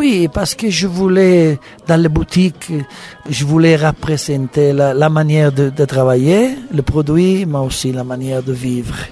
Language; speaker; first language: French; non-native, learner; Italian